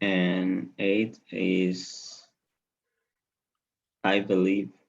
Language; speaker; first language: English; non-native, learner; Spanish